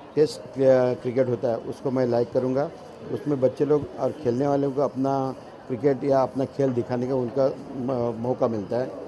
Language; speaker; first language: Hindi; non-native, local second language; Marathi